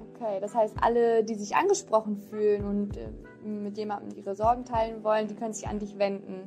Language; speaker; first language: German; native; German